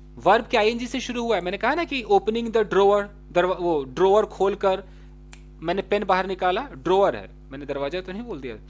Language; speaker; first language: Hindi; native; Hindi